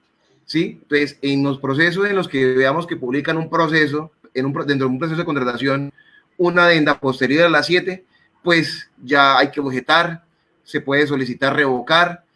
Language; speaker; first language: Spanish; native; Spanish